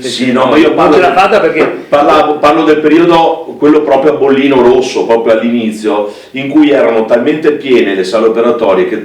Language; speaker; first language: Italian; native; Italian